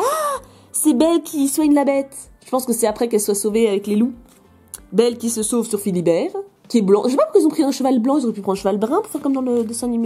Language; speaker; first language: French; native; French